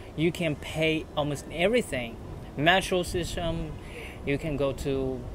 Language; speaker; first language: English; non-native, fluent; Chinese